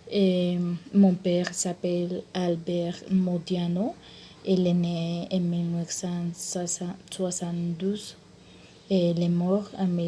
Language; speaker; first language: French; non-native, learner; Spanish